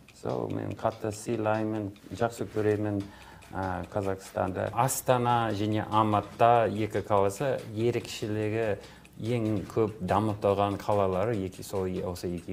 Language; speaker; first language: Kazakh; non-native, learner; English